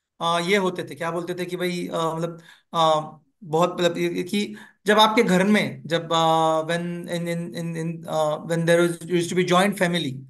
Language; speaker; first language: English; non-native, local second language; Hindi